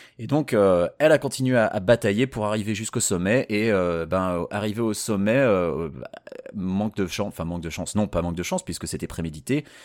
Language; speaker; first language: French; native; French